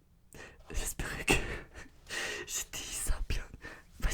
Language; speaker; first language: French; non-native, learner; Russian